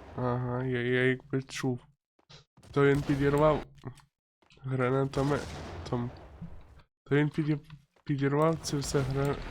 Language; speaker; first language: Ukrainian; non-native, local second language; Russian